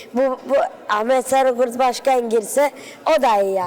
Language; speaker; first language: Turkish; early bilingual, other home language; Arabic